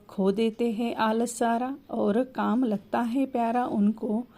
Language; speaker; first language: Hindi; non-native, local second language; Telugu